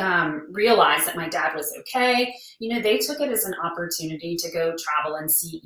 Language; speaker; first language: English; native; English